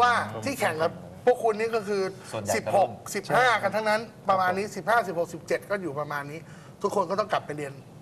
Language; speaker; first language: Thai; native; Thai